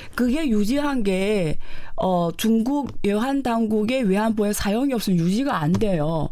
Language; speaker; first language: Korean; native; Korean